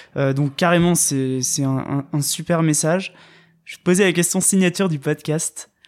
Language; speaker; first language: French; native; French